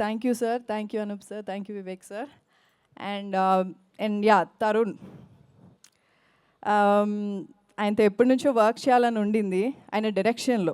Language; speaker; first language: Telugu; native; Telugu